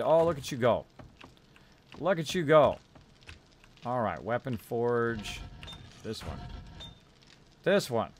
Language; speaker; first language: English; native; English